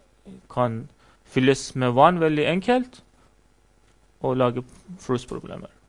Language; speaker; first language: Norwegian; non-native, learner; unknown